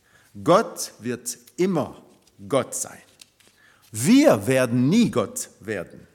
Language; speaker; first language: German; non-native, fluent; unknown